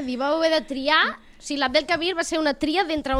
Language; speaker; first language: Catalan; native; Catalan